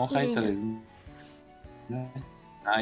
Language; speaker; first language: Japanese; non-native, learner; Spanish